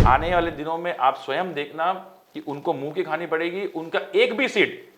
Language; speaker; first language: Hindi; non-native, local second language; Marathi